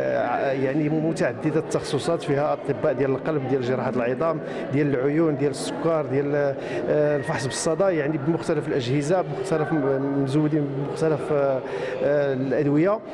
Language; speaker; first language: Arabic; native; Arabic